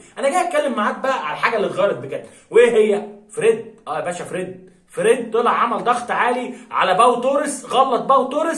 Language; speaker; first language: Arabic; native; Arabic